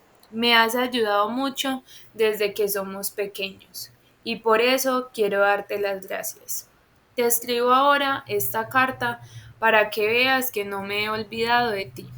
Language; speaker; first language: Spanish; non-native, fluent; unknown